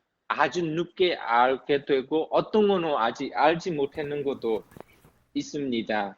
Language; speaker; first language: Korean; non-native, fluent; Burmese